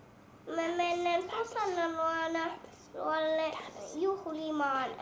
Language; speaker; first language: Finnish; early bilingual, heritage; English